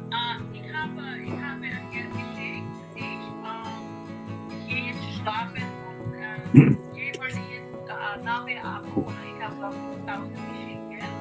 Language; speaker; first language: German; non-native, fluent; Filipino